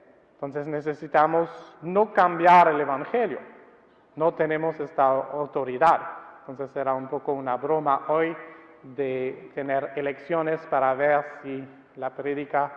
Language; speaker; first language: Spanish; non-native, fluent; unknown